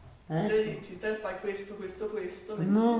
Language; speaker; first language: Italian; native; Italian